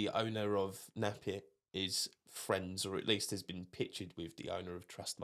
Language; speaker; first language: English; native; English